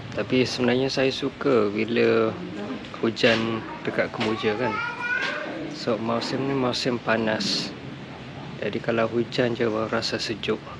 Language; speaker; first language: Malay; non-native, fluent; Western Cham